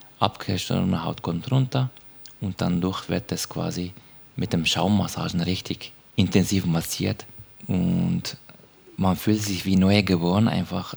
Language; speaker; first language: German; non-native, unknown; Turkish